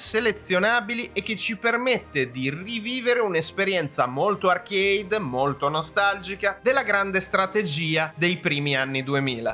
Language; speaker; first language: Italian; native; Italian